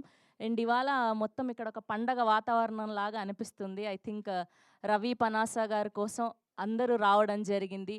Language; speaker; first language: Telugu; native; Telugu